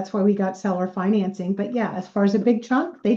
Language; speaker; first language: English; native; English